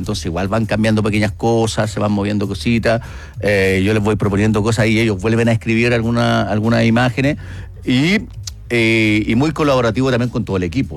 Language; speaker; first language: Spanish; native; Spanish